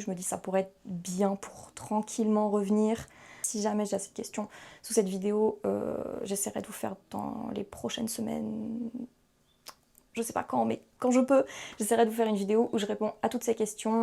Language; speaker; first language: French; native; French